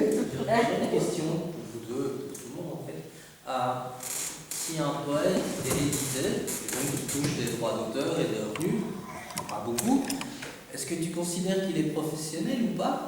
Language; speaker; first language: French; native; French